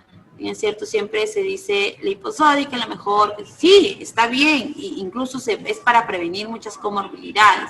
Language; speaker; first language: Spanish; native; Spanish